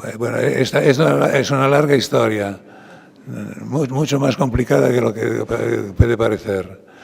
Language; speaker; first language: Spanish; non-native, fluent; Italian